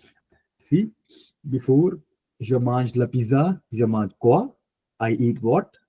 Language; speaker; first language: French; non-native, fluent; Punjabi